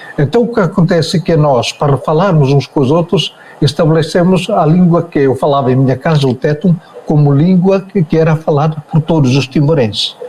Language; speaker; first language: Portuguese; non-native, local second language; Tetum